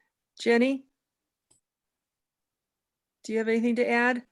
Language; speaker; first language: English; native; English